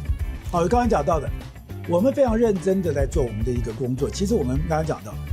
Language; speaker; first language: Chinese; native; Chinese